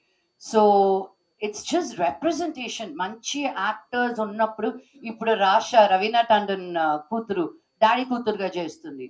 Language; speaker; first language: Telugu; native; Telugu